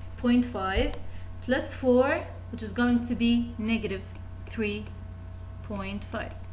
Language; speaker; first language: English; non-native, fluent; Arabic